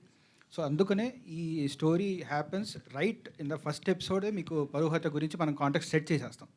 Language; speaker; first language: Telugu; native; Telugu